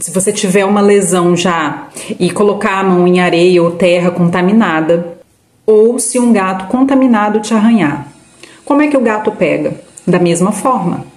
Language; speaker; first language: Portuguese; native; Portuguese